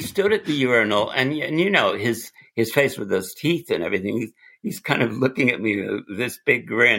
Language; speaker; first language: English; native; English